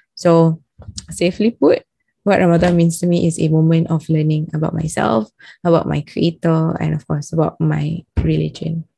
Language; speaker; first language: English; non-native, local second language; Malay